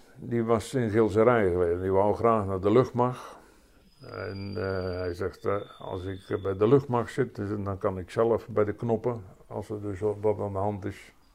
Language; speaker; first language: Dutch; native; Dutch